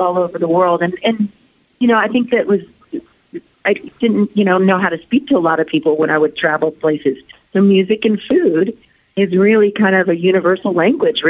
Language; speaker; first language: English; native; English